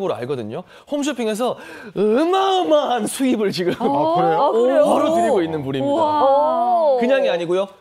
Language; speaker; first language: Korean; native; Korean